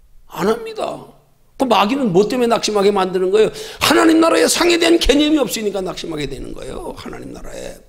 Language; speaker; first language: Korean; native; Korean